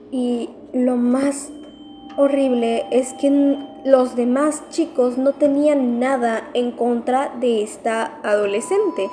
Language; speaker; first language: Spanish; native; Spanish